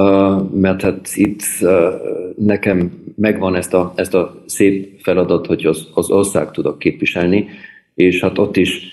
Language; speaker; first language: Hungarian; early bilingual, heritage; German